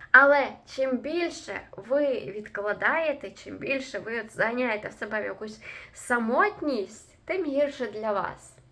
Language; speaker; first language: Ukrainian; native; Ukrainian